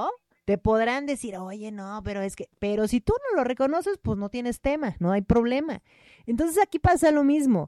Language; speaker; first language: Spanish; native; Spanish